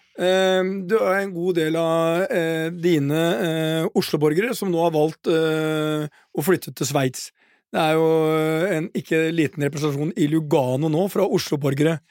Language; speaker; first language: Norwegian; native; Norwegian